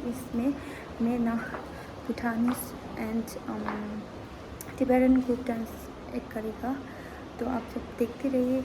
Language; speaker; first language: Hindi; non-native, learner; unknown